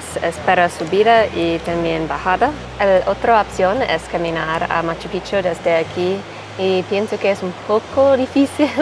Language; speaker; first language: Spanish; non-native, fluent; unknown